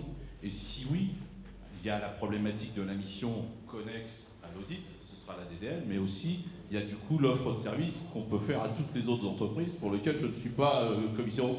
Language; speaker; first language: French; native; French